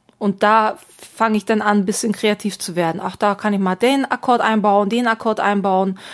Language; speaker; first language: German; early bilingual, other home language; Turkish